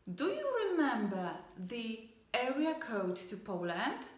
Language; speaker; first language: English; non-native, fluent; Polish